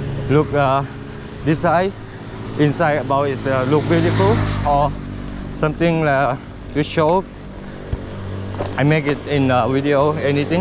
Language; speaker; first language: English; non-native, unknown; Thai